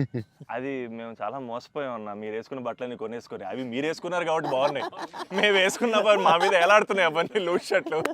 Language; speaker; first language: Telugu; native; Telugu